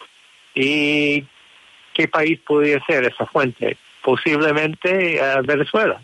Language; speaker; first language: Spanish; non-native, fluent; English